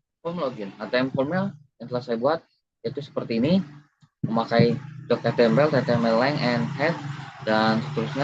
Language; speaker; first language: Indonesian; native; Indonesian